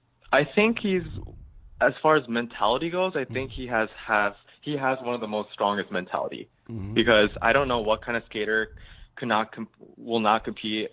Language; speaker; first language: English; early bilingual, other home language; Japanese